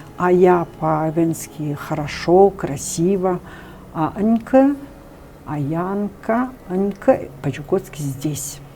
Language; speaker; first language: Russian; non-native, local second language; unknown